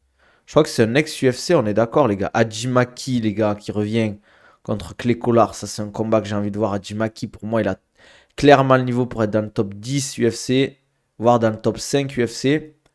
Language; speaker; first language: French; native; French